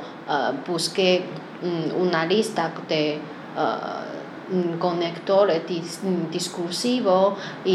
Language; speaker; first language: Spanish; non-native, learner; Chinese